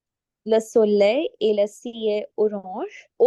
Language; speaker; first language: French; non-native, learner; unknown